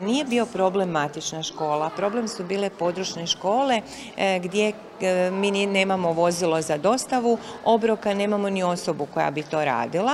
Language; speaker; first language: Croatian; native; Croatian